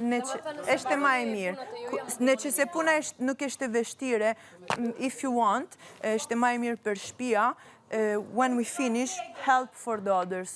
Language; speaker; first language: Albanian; non-native, learner; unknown